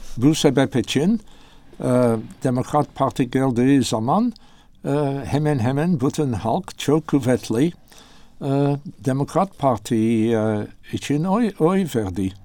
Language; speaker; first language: Turkish; non-native, learner; English